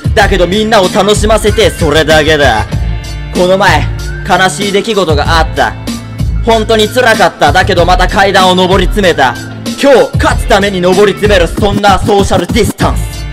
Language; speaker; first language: Japanese; native; Japanese